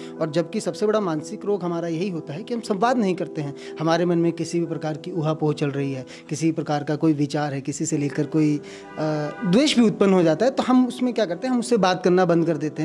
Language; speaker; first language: Hindi; native; Hindi